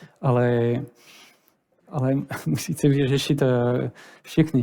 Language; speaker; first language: Czech; non-native, learner; French